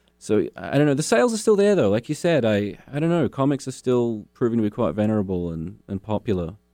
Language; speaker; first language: English; native; English